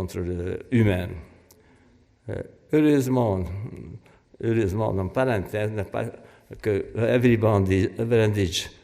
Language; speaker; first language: French; non-native, fluent; Hungarian